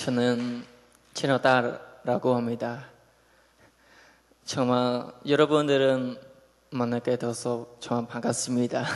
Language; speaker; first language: Korean; non-native, learner; Khmer